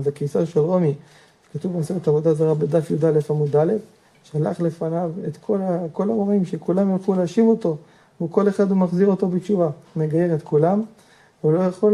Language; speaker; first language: Hebrew; native; Hebrew